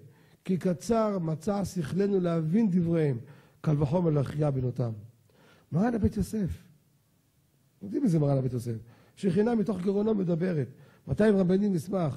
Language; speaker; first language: Hebrew; native; Hebrew